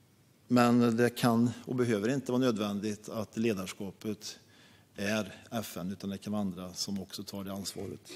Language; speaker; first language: Swedish; native; Swedish